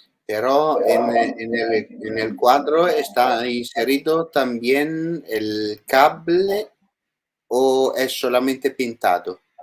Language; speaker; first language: Spanish; non-native, learner; Italian